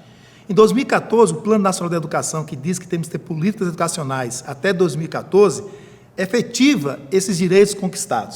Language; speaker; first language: Portuguese; native; Portuguese